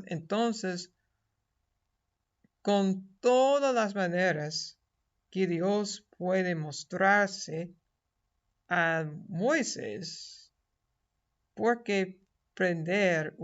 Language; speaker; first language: Spanish; non-native, fluent; English